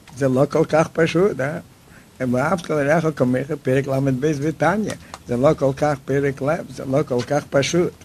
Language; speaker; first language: Hebrew; non-native, fluent; Yiddish